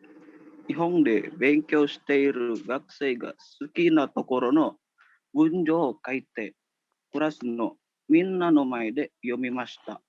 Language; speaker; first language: Japanese; non-native, learner; Indonesian